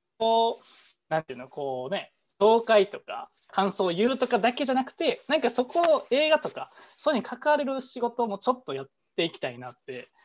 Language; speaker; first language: Japanese; native; Japanese